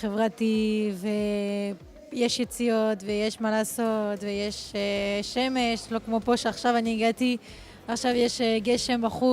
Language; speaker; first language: Hebrew; non-native, fluent; French